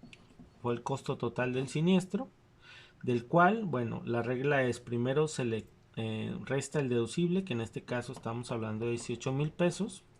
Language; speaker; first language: Spanish; native; Spanish